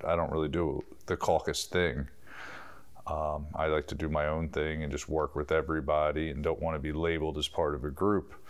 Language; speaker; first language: English; native; English